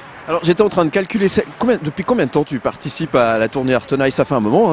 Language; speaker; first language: French; native; French